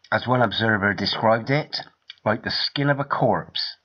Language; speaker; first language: English; native; English